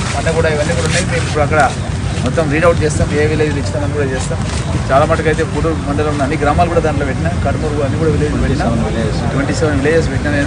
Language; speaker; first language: Telugu; native; Telugu